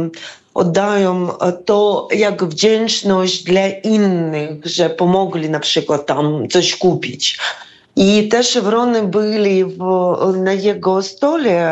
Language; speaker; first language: Polish; non-native, fluent; Ukrainian